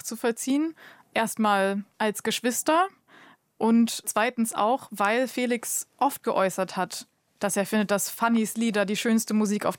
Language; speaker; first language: German; native; German